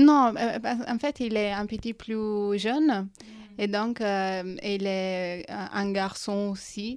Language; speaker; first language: French; non-native, fluent; Italian